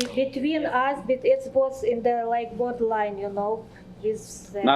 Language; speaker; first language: English; non-native, learner; Ukrainian